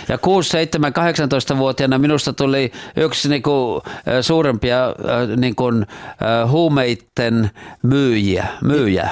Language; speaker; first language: Finnish; native; Finnish